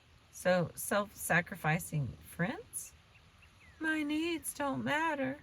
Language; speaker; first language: English; native; English